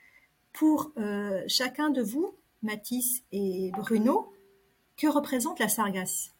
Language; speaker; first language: French; native; French